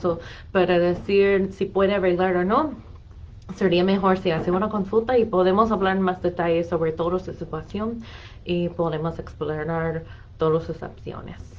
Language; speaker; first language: Spanish; non-native, fluent; English